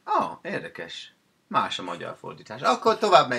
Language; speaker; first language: Hungarian; non-native, fluent; English